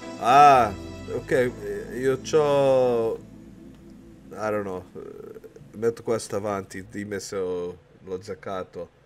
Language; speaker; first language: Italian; early bilingual, heritage; Italian